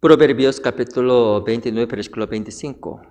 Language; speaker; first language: Spanish; non-native, fluent; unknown